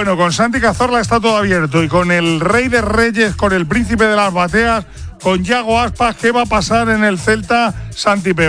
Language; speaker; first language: Spanish; native; Spanish